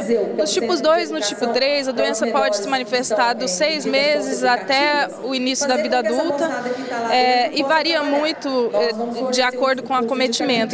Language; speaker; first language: Portuguese; native; Portuguese